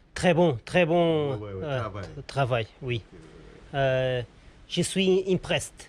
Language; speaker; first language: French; non-native, learner; Portuguese